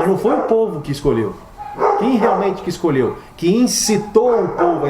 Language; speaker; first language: Portuguese; native; Portuguese